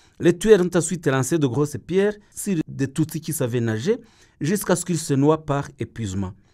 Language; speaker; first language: French; non-native, local second language; Kinyarwanda